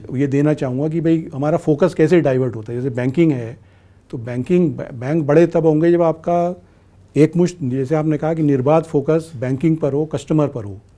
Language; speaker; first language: Hindi; native; Hindi